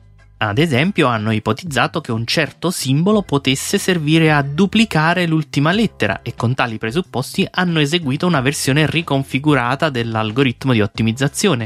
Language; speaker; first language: Italian; native; Italian